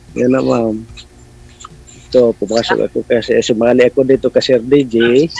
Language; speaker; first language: Filipino; non-native, local second language; Cebuano